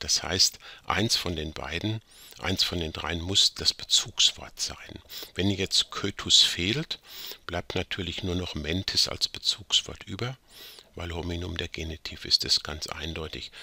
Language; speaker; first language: German; native; German